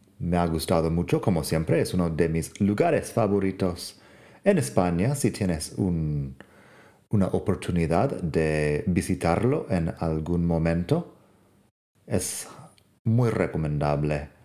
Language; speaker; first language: Spanish; non-native, fluent; English